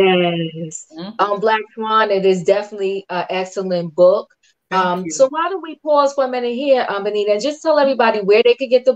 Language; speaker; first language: English; native; English